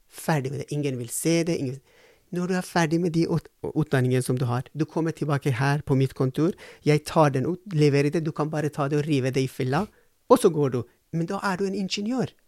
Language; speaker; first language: Norwegian; non-native, fluent; Persian